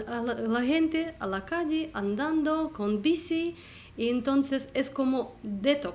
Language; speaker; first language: Spanish; non-native, learner; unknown